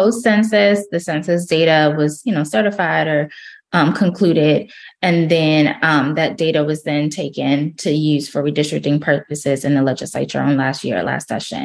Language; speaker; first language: English; native; English